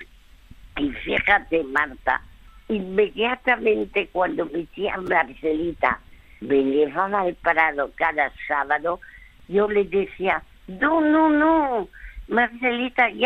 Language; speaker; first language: Spanish; early bilingual, other home language; French